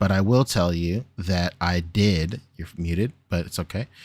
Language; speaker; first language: English; native; English